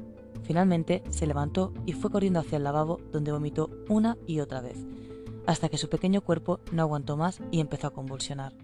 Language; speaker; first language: Spanish; native; Spanish